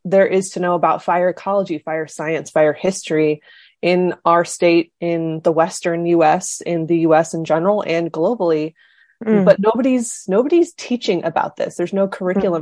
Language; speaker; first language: English; native; English